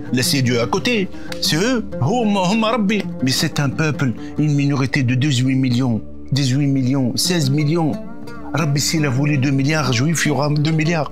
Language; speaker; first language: French; non-native, local second language; Arabic